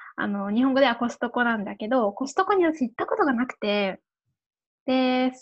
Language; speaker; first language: Japanese; native; Japanese